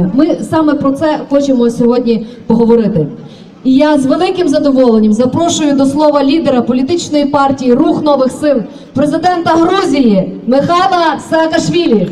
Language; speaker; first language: Ukrainian; native; Ukrainian